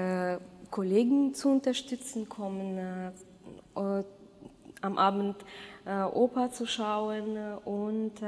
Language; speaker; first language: German; non-native, fluent; Russian